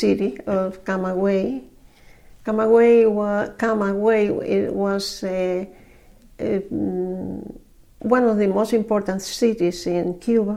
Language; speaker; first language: English; non-native, fluent; Spanish